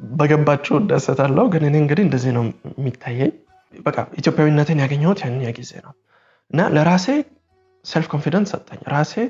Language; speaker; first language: Amharic; early bilingual, heritage; Amharic